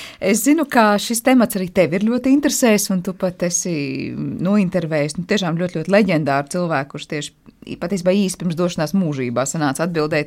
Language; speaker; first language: Latvian; native; Latvian